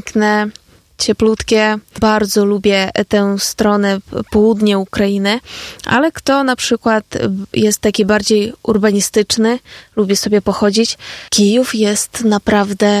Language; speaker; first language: Polish; non-native, fluent; Ukrainian